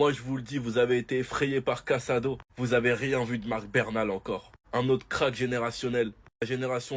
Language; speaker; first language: French; native; French